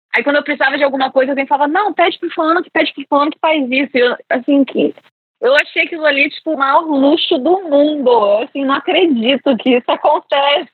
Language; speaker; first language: Portuguese; early bilingual, other home language; English